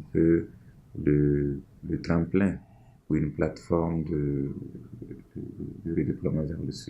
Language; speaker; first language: French; non-native, local second language; Mossi